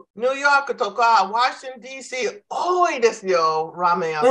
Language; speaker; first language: Japanese; non-native, fluent; English